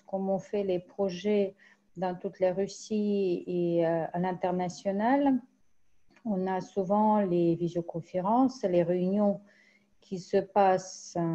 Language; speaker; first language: French; non-native, fluent; Russian